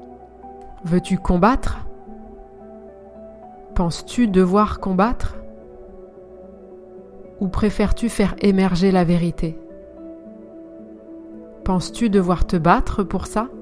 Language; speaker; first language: French; native; French